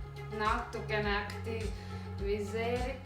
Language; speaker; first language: Estonian; non-native, learner; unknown